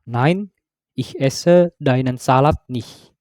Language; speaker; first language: German; non-native, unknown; Indonesian